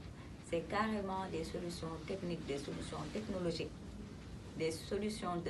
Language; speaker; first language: French; non-native, local second language; Wolof